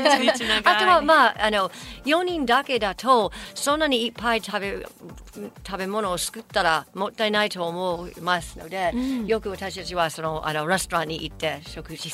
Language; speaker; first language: Japanese; non-native, fluent; English